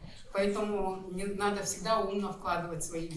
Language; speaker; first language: Russian; non-native, local second language; Kyrgyz